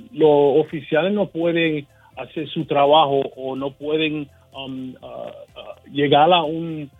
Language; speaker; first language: Spanish; early bilingual, heritage; Spanish